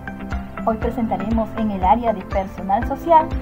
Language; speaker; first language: Spanish; native; Spanish